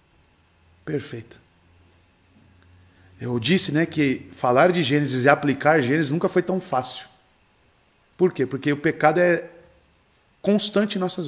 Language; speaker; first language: Portuguese; native; Portuguese